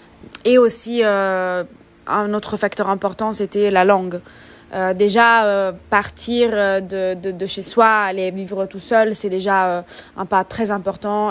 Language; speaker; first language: French; non-native, fluent; Italian